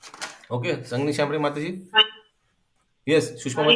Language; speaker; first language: Hindi; non-native, local second language; Bangla